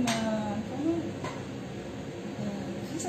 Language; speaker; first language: French; non-native, fluent; Japanese